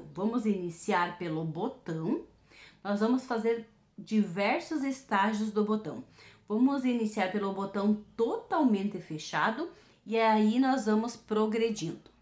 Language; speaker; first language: Portuguese; native; Portuguese